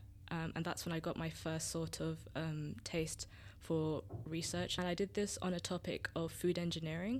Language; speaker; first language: English; native; English